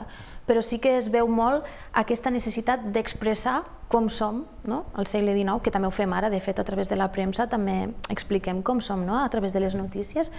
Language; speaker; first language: Catalan; native; Catalan